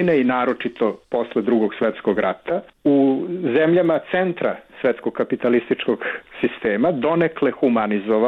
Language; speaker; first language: Serbian; native; Serbian